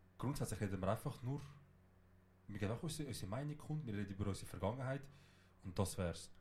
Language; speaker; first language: German; early bilingual, other home language; Kurdish